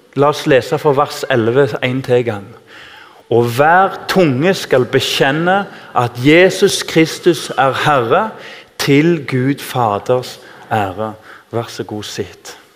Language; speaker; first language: Norwegian; native; Norwegian